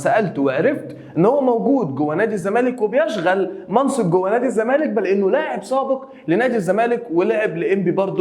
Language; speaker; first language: Arabic; native; Arabic